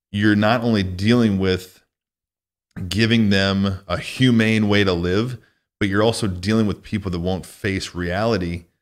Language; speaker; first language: English; native; English